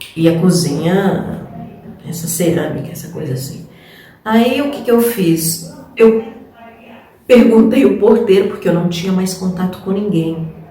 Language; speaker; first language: Portuguese; native; Portuguese